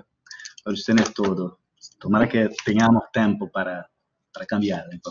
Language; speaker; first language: Spanish; non-native, learner; Portuguese